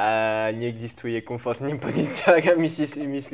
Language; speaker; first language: Slovak; non-native, fluent; French